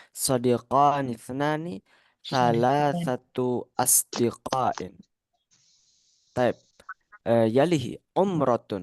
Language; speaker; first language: Arabic; non-native, fluent; Indonesian